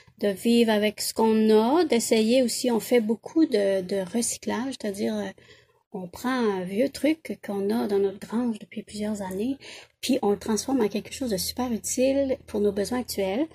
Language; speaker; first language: French; native; French